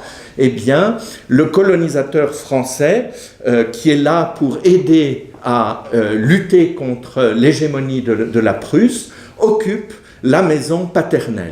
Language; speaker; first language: French; native; French